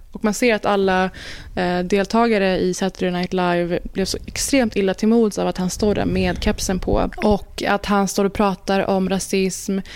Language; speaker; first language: Swedish; early bilingual, other home language; Persian